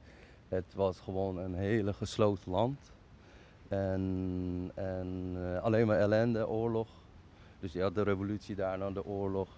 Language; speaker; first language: Dutch; non-native, fluent; Persian